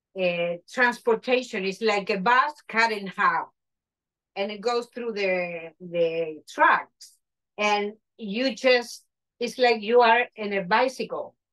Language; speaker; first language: English; non-native, fluent; Spanish